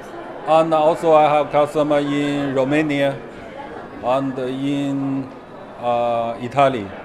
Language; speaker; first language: English; non-native, learner; Chinese